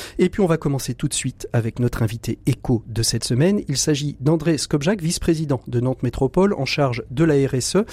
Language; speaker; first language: French; native; French